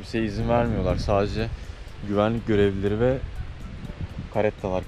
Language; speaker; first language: Turkish; native; Turkish